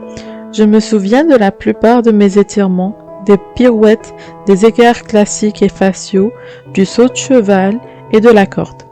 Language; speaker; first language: French; native; French